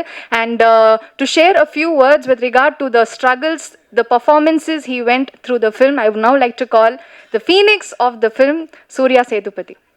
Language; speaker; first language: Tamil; native; Tamil